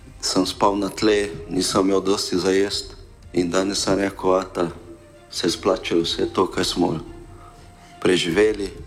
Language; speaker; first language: Slovenian; non-native, learner; Portuguese